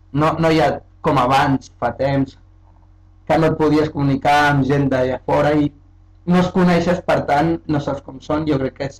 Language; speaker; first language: Catalan; early bilingual, other home language; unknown